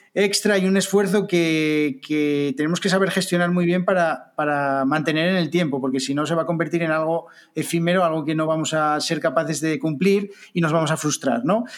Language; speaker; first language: Spanish; native; Spanish